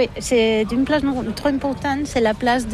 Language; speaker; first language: French; non-native, learner; Catalan